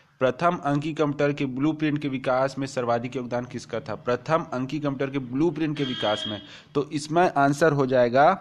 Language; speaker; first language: Hindi; native; Hindi